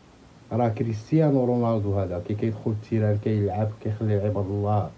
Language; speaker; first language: Arabic; native; Arabic